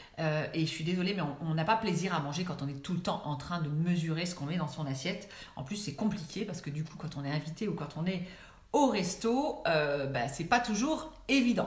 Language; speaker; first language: French; native; French